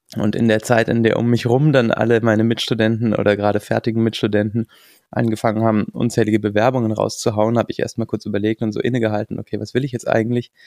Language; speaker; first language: German; native; German